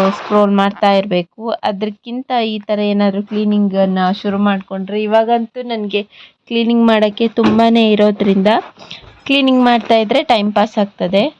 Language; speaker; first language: Kannada; non-native, local second language; Tulu